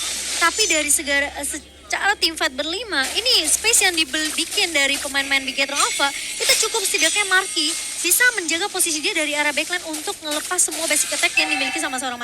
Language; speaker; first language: Indonesian; native; Indonesian